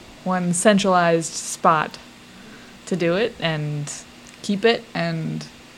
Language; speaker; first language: English; native; English